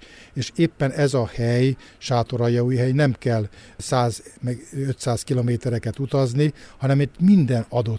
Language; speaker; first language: Hungarian; native; Hungarian